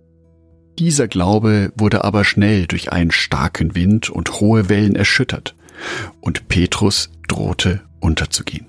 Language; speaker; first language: German; native; German